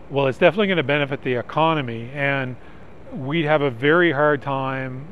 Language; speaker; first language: English; native; English